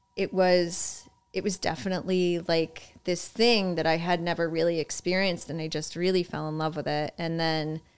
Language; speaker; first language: English; native; English